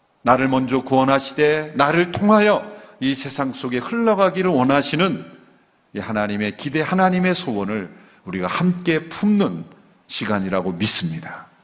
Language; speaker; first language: Korean; native; Korean